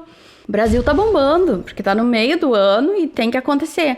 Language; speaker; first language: Portuguese; native; Portuguese